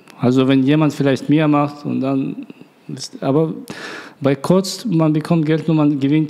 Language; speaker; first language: German; non-native, learner; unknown